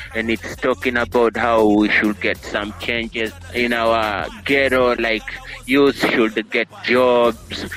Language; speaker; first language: English; non-native, local second language; Giryama